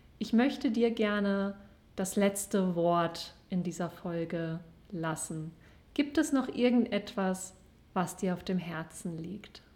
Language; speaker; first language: German; native; German